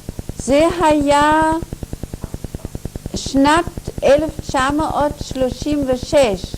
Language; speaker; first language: Hebrew; non-native, fluent; German